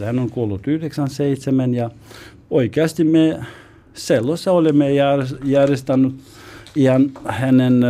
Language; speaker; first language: Finnish; non-native, learner; Albanian